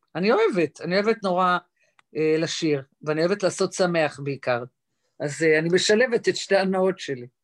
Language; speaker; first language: Hebrew; native; Hebrew